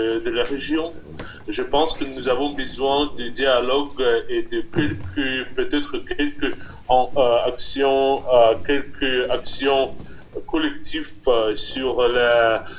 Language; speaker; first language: French; non-native, fluent; Russian